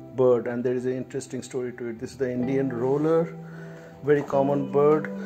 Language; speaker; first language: English; non-native, local second language; Hindi